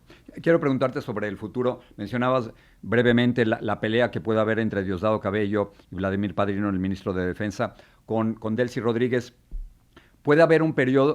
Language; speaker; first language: Spanish; native; Spanish